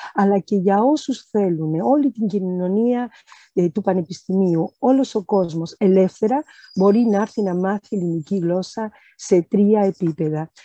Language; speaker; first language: Greek; early bilingual, other home language; Spanish